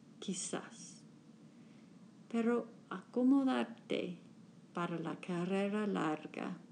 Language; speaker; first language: Spanish; non-native, learner; English